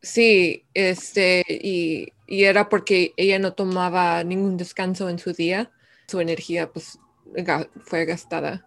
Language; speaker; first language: Spanish; early bilingual, heritage; Spanish